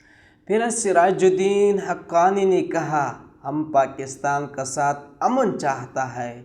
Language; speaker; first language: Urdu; non-native, learner; Pashto